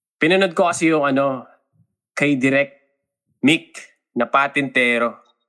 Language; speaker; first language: Filipino; native; Filipino